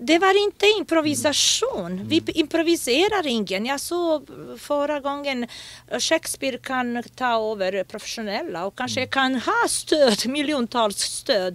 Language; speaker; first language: Swedish; non-native, fluent; Bosnian